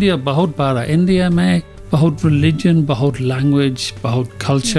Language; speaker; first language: Hindi; non-native, learner; English